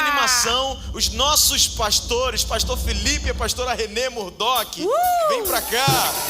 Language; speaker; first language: Portuguese; native; Portuguese